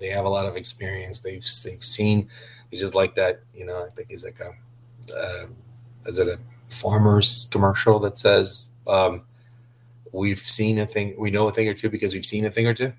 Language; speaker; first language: English; non-native, fluent; Portuguese